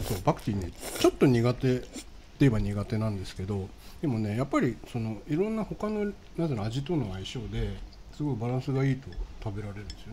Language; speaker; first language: Japanese; native; Japanese